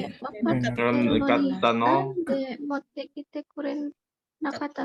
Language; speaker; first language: Japanese; non-native, learner; Indonesian